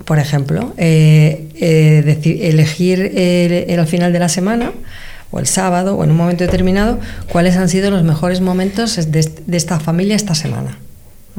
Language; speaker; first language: Spanish; native; Spanish